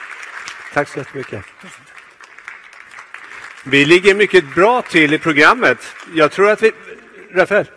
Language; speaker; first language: Swedish; native; Swedish